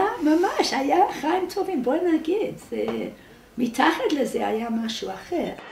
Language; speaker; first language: Hebrew; non-native, fluent; English